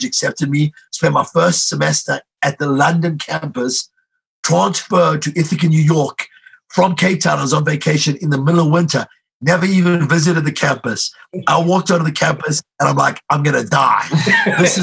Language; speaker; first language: English; native; English